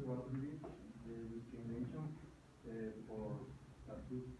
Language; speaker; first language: English; non-native, learner; Spanish